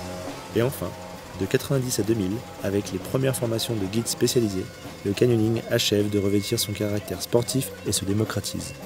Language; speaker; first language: French; native; French